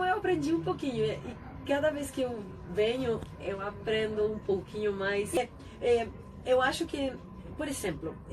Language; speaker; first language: Portuguese; non-native, fluent; Spanish